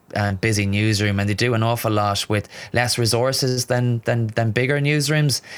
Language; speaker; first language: English; native; English